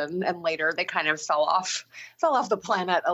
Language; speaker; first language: English; native; English